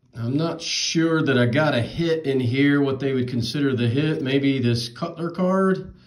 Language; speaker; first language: English; native; English